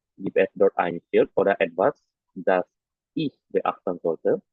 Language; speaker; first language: German; non-native, fluent; Indonesian